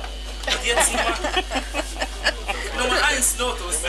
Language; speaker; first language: German; non-native, fluent; Arabic